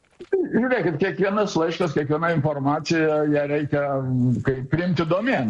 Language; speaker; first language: Lithuanian; native; Lithuanian